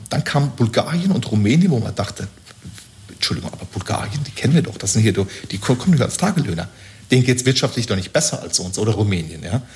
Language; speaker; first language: German; early bilingual, other home language; Turkish